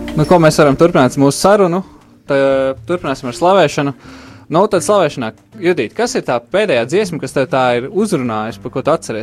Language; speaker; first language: Latvian; native; Latvian